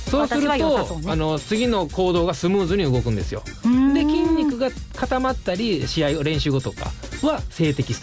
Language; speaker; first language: Japanese; native; Japanese